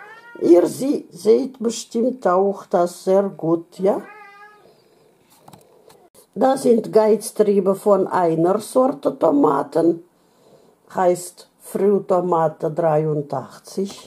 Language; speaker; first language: German; non-native, fluent; Russian